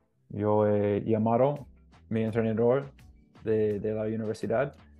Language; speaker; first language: Spanish; non-native, learner; English